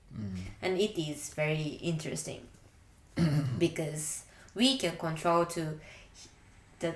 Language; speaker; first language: English; non-native, learner; Japanese